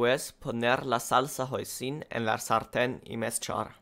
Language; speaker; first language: Spanish; non-native, learner; German